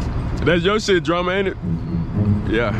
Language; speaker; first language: English; native; English